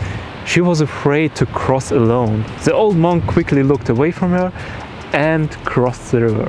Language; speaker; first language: English; non-native, fluent; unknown